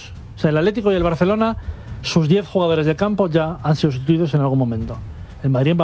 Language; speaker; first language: Spanish; native; Spanish